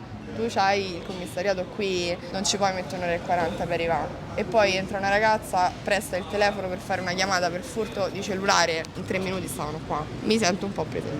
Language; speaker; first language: Italian; native; Italian